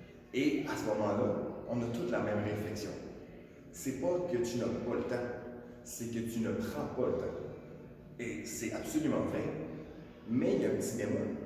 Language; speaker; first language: French; native; French